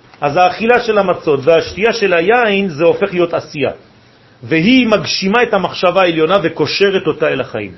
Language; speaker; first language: Hebrew; non-native, fluent; French